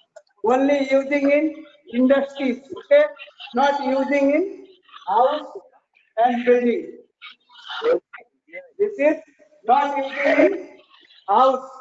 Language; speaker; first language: English; non-native, learner; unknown